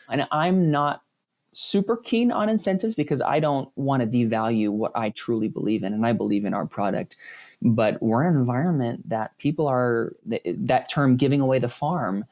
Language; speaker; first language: English; native; English